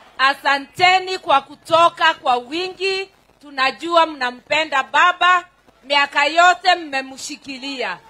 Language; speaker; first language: Swahili; non-native, local second language; Kikuyu